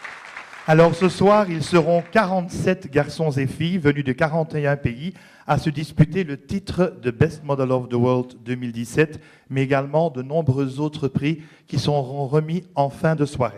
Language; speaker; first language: French; native; French